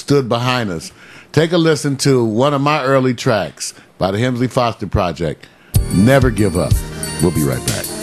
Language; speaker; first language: English; native; English